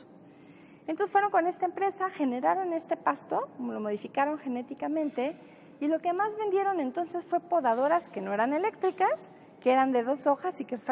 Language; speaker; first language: Spanish; native; Spanish